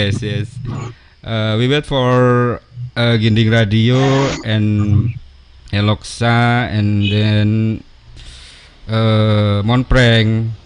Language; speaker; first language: English; non-native, learner; Indonesian